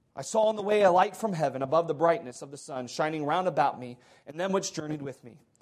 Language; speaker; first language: English; native; English